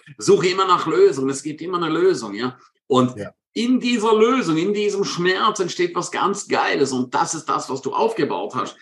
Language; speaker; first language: German; native; German